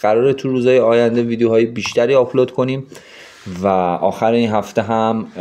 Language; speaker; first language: Persian; native; Persian